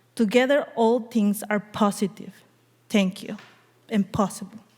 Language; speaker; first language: English; early bilingual, other home language; Spanish